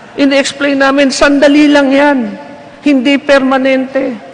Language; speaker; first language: Filipino; native; Filipino